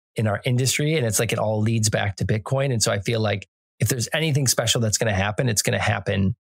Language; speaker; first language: English; native; English